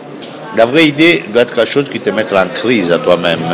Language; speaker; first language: French; non-native, fluent; Italian